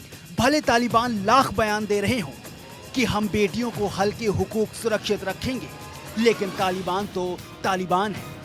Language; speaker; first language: Hindi; native; Hindi